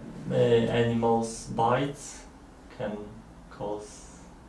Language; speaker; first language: English; non-native, learner; Polish